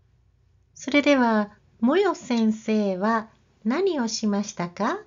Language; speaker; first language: Japanese; non-native, learner; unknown